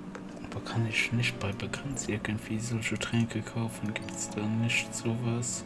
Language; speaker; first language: German; non-native, local second language; Luxembourgish